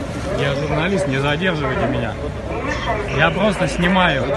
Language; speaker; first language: Russian; native; Russian